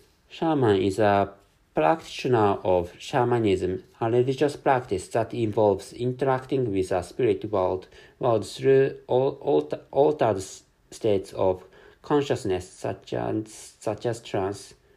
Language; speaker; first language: English; non-native, fluent; Japanese